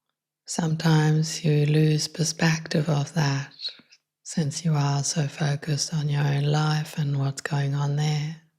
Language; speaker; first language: English; non-native, fluent; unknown